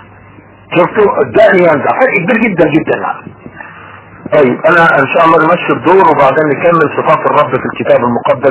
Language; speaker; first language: Arabic; native; Arabic